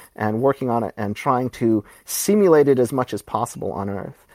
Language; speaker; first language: English; native; English